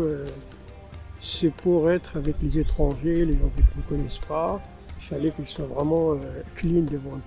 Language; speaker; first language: French; non-native, local second language; Tamasheq